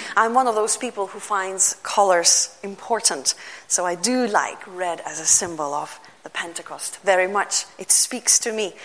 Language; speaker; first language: English; non-native, fluent; Lithuanian